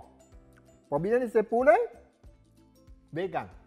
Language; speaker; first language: German; non-native, learner; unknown